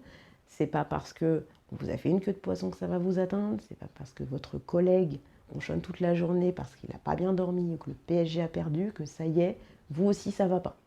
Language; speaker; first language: French; native; French